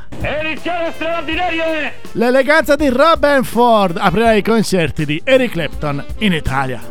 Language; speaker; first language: Italian; native; Italian